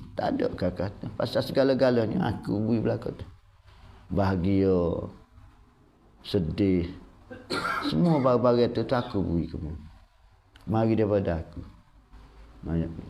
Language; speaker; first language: Malay; native; Malay